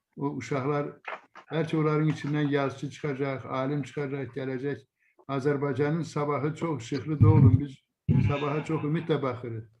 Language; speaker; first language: Azerbaijani; native; Azerbaijani